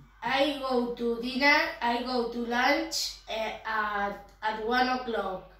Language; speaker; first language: English; non-native, learner; Catalan